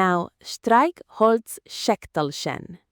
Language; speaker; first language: German; native; German